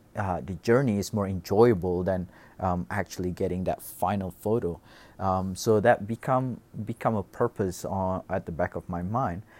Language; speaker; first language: English; non-native, fluent; Indonesian